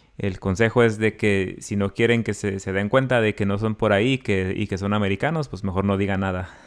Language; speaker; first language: Spanish; early bilingual, other home language; English